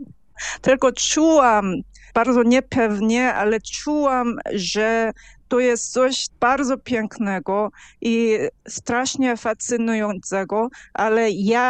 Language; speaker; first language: Polish; non-native, fluent; Korean